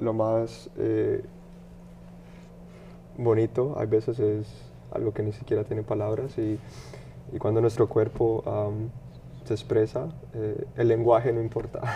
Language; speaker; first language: Spanish; early bilingual, heritage; Spanish